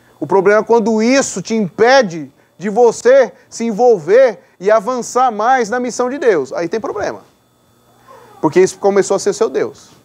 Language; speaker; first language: Portuguese; native; Portuguese